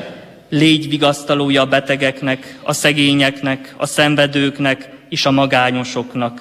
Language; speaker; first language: Hungarian; native; Hungarian